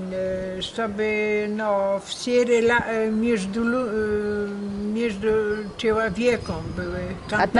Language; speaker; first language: Russian; non-native, learner; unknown